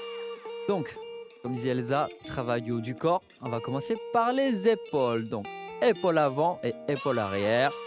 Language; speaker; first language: French; native; French